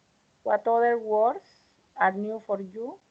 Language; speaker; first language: English; non-native, learner; Spanish